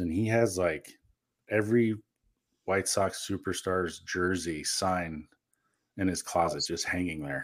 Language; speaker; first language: English; early bilingual, other home language; Korean